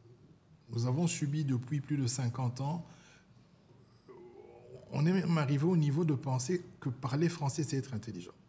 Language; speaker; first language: French; non-native, local second language; Lingala